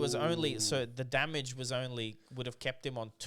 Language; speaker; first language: English; native; English